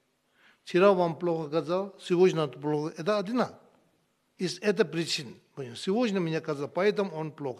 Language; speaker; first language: Russian; non-native, learner; Tibetan